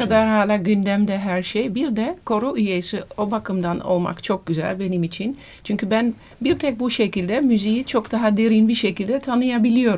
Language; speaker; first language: Turkish; non-native, fluent; Dutch